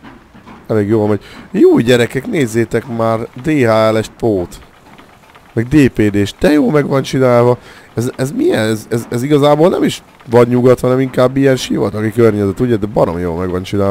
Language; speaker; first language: Hungarian; native; Hungarian